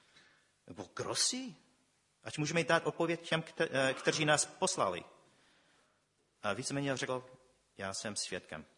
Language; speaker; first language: Czech; non-native, fluent; English